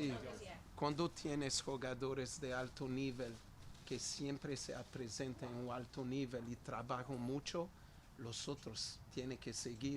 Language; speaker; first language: Spanish; non-native, fluent; Portuguese